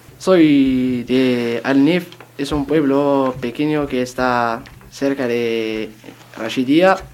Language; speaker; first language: Spanish; non-native, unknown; Berber languages